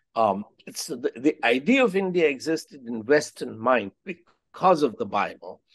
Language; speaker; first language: English; non-native, local second language; Hindi